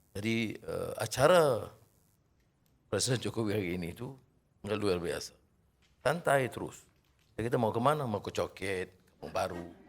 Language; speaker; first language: Malay; native; Malay